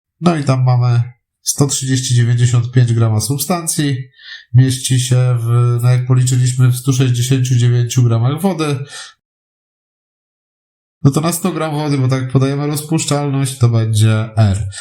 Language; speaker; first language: Polish; native; Polish